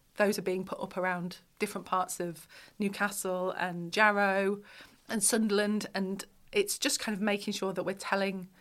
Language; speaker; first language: English; native; English